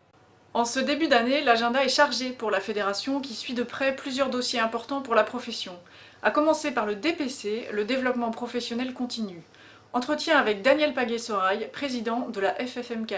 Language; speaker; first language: French; native; French